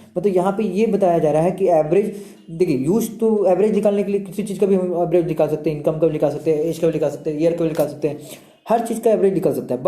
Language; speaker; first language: Hindi; native; Hindi